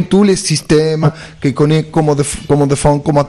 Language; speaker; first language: French; non-native, fluent; Spanish